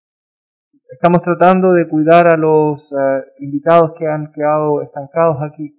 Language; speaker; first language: Spanish; native; Spanish